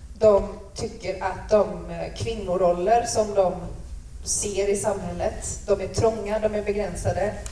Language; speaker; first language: Swedish; native; Swedish